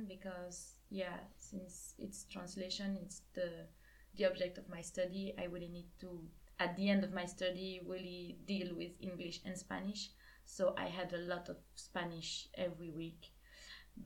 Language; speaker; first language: English; non-native, fluent; French